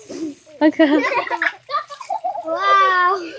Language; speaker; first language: Chinese; non-native, learner; Lao